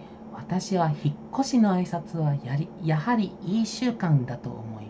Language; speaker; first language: Japanese; non-native, fluent; Indonesian